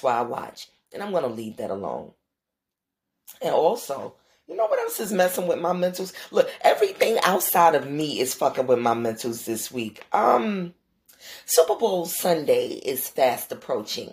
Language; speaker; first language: English; native; English